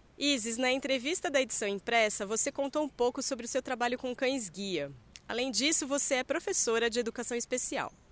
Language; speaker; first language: Portuguese; native; Portuguese